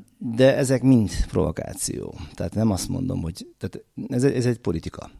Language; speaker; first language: Hungarian; non-native, fluent; Uzbek